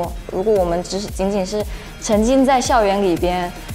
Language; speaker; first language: Chinese; native; Chinese